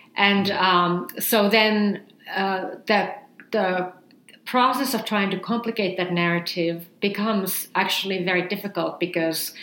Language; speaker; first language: English; non-native, fluent; Finnish